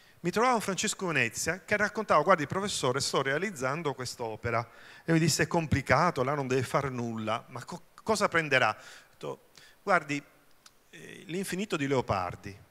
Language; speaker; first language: Italian; native; Italian